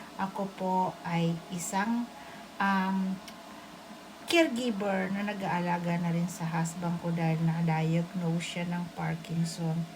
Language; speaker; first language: Filipino; non-native, local second language; Bikol